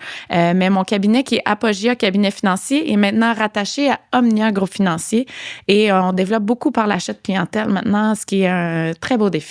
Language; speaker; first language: French; native; French